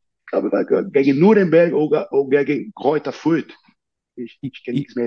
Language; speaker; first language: German; non-native, learner; Portuguese